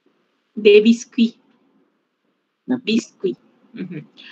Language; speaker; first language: French; non-native, fluent; Spanish